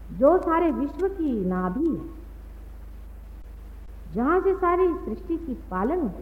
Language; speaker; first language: Hindi; non-native, local second language; Marathi